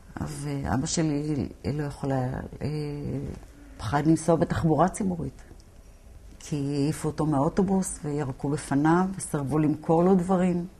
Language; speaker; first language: Hebrew; early bilingual, other home language; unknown